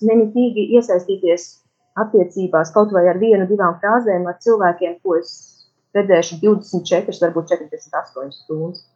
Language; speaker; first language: Latvian; native; Latvian